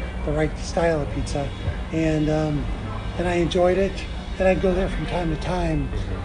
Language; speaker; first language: English; native; English